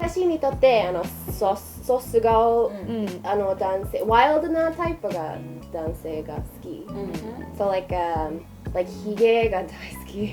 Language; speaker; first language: Japanese; non-native, learner; English